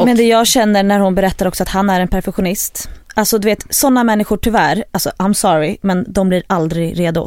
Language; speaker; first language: Swedish; native; Swedish